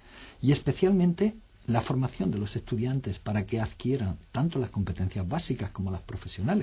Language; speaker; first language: Spanish; native; Spanish